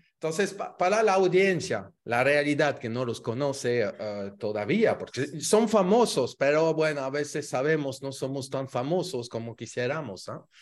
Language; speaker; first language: Spanish; non-native, fluent; French